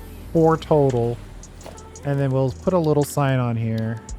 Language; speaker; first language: English; native; English